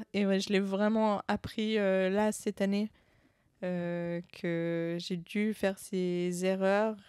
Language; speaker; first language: French; native; French